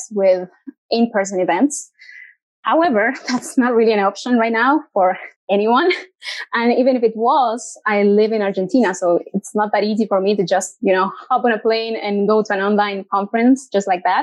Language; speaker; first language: English; non-native, fluent; Spanish